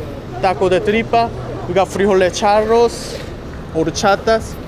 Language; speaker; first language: Spanish; non-native, learner; Korean